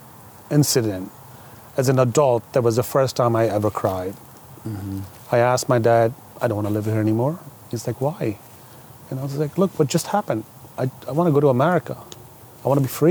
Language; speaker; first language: English; non-native, local second language; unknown